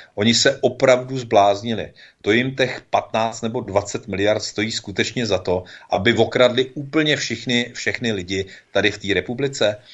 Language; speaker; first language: Czech; native; Czech